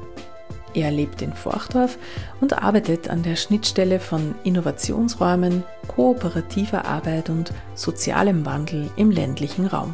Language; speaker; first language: German; native; German